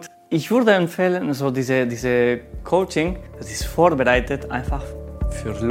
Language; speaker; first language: German; non-native, learner; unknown